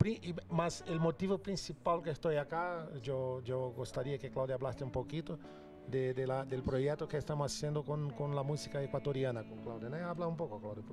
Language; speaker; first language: Spanish; non-native, local second language; Portuguese